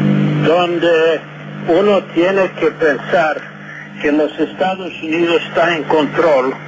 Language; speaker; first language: Spanish; non-native, fluent; English